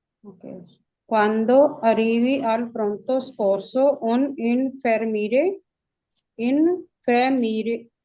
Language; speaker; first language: Italian; non-native, learner; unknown